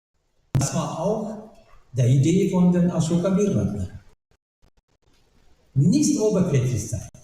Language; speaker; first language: German; non-native, learner; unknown